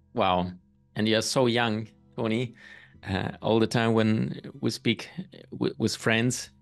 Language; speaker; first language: English; non-native, fluent; German